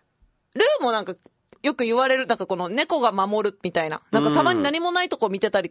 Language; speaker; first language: Japanese; native; Japanese